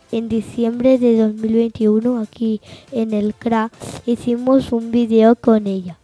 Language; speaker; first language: Spanish; non-native, local second language; Catalan